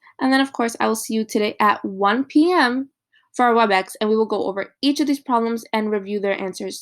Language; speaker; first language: English; native; English